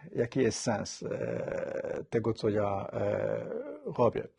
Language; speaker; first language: Polish; non-native, fluent; French